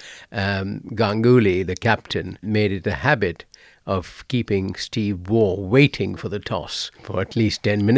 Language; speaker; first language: English; non-native, local second language; Bangla